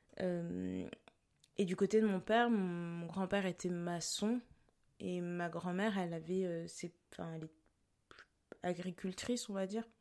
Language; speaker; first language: French; early bilingual, other home language; Lingala